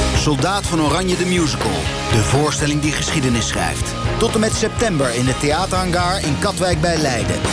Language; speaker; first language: Dutch; native; Dutch